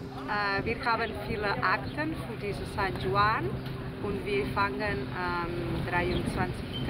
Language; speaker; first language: German; non-native, learner; Spanish